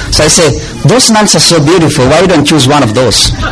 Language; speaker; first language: English; non-native, fluent; Indonesian